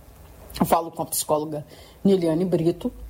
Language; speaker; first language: Portuguese; native; Portuguese